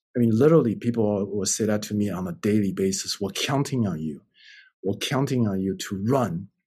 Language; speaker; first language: English; non-native, fluent; Chinese